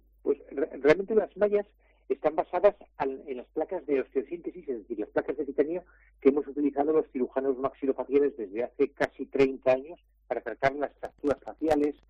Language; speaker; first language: Spanish; native; Spanish